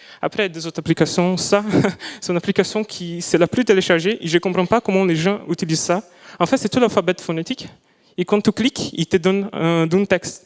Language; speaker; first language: French; non-native, fluent; Portuguese